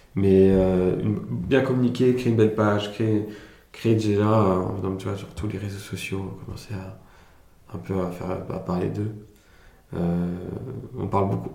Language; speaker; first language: French; early bilingual, other home language; Italian